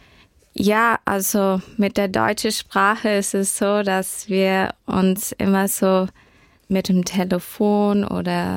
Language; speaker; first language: German; early bilingual, heritage; German